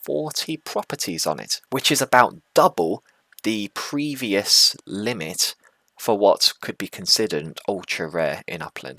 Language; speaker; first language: English; native; English